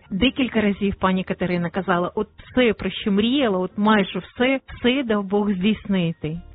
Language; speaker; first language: Ukrainian; native; Ukrainian